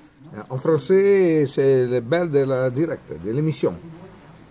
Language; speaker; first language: French; non-native, learner; Italian